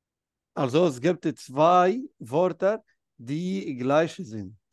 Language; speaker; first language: German; non-native, fluent; Arabic